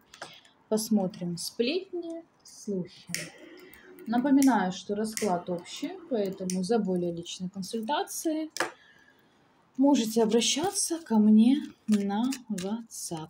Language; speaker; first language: Russian; native; Russian